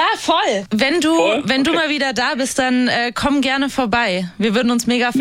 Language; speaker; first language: German; native; German